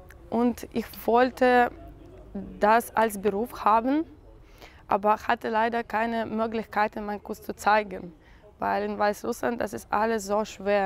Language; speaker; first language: German; non-native, learner; Russian